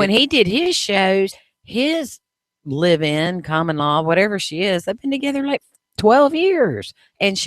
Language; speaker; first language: English; native; English